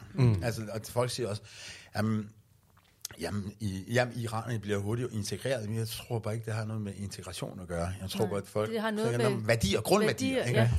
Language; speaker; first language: Danish; non-native, fluent; Persian